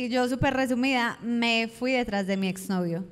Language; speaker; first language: Spanish; native; Spanish